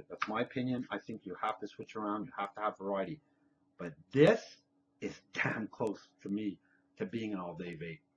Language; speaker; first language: English; native; English